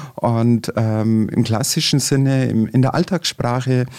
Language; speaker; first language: German; native; German